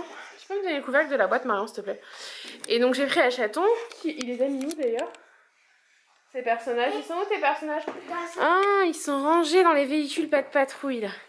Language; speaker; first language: French; native; French